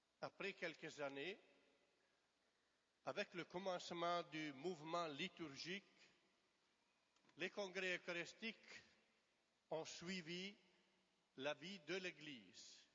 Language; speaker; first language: French; non-native, fluent; Italian